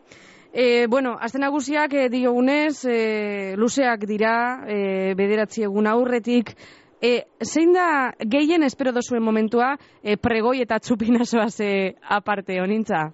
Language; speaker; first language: Basque; native; Basque